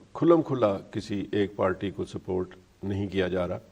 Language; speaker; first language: Urdu; non-native, local second language; Punjabi